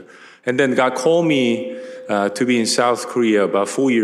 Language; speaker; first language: English; non-native, fluent; Korean